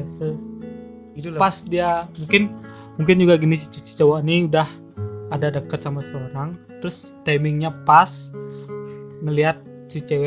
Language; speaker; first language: Indonesian; native; Indonesian